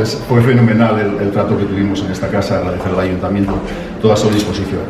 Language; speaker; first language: Spanish; native; Spanish